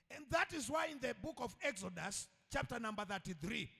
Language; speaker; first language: English; non-native, local second language; Swahili